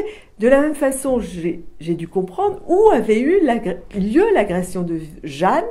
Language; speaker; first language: French; native; French